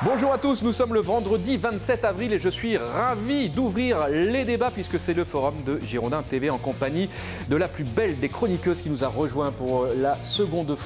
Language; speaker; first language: French; native; French